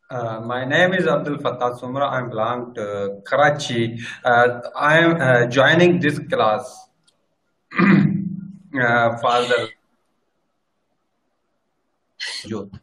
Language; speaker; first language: English; non-native, learner; Sindhi